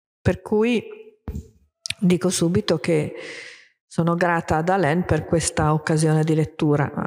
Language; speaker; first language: Italian; native; Italian